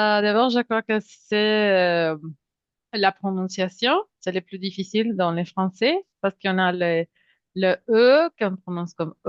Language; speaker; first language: French; non-native, fluent; Spanish